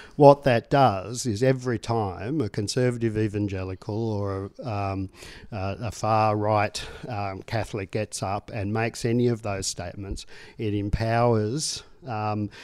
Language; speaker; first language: English; native; English